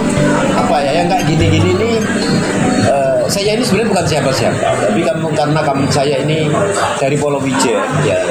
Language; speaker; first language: Indonesian; non-native, local second language; Javanese